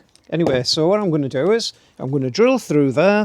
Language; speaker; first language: English; native; English